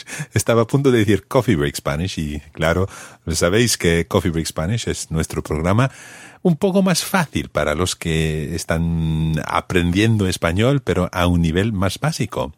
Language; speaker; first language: Spanish; non-native, fluent; English